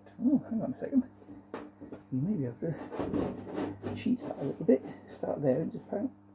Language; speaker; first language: English; native; English